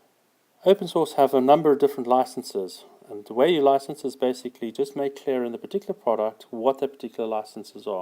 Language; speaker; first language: English; native; English